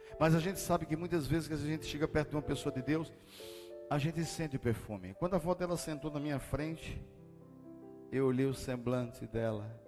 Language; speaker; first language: Portuguese; native; Portuguese